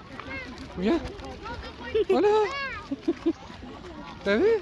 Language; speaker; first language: French; native; French